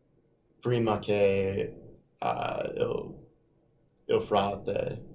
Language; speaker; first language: Italian; non-native, fluent; English